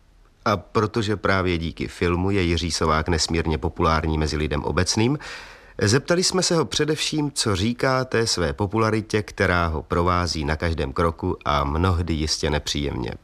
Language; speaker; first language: Czech; native; Czech